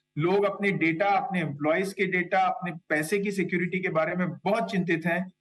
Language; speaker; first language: Hindi; non-native, local second language; Kannada